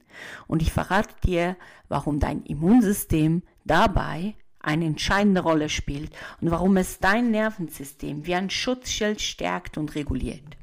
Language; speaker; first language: German; native; German